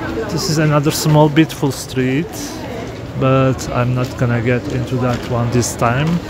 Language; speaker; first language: English; non-native, fluent; Turkish